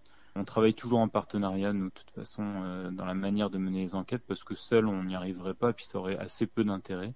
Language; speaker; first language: French; native; French